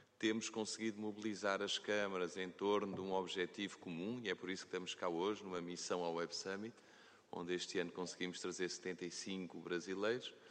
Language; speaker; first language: Portuguese; native; Portuguese